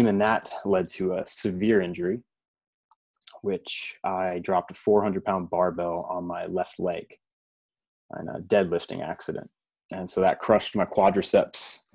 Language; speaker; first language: English; native; English